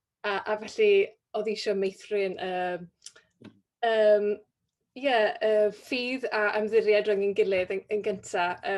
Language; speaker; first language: Welsh; native; Welsh